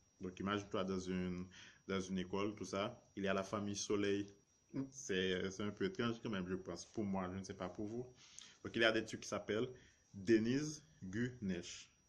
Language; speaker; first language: French; non-native, local second language; Haitian Creole